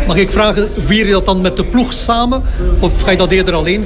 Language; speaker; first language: Dutch; native; Dutch